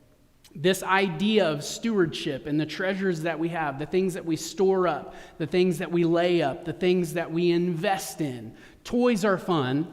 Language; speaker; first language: English; native; English